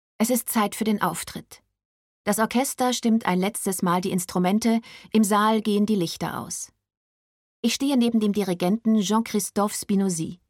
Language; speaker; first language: German; native; German